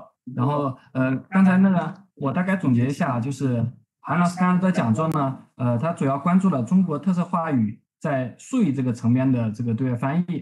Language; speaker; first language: Chinese; native; Chinese